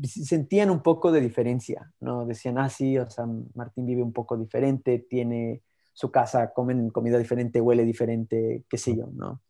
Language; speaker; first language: Spanish; early bilingual, heritage; Spanish